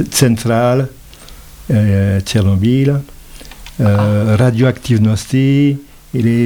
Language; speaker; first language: Russian; non-native, learner; French